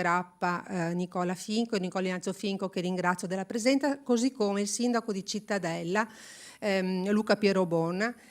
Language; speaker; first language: Italian; native; Italian